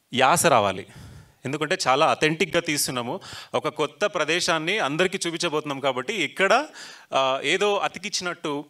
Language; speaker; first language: Telugu; native; Telugu